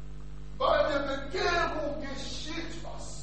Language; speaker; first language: German; non-native, learner; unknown